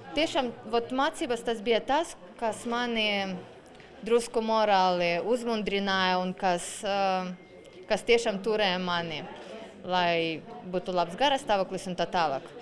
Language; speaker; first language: Latvian; non-native, local second language; Russian